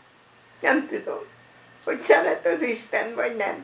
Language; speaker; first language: Hungarian; non-native, local second language; German